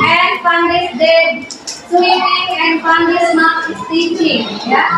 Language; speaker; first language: English; non-native, learner; Indonesian